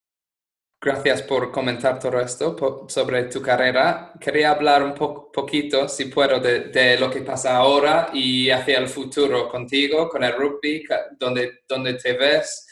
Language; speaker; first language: Spanish; non-native, fluent; English